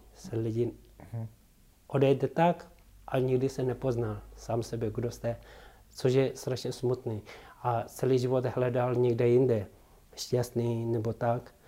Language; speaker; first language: Czech; non-native, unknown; Tibetan